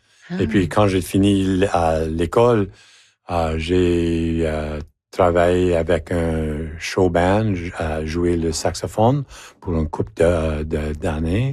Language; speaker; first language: French; native; French